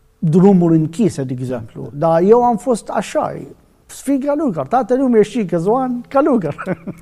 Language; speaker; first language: Romanian; non-native, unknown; Arabic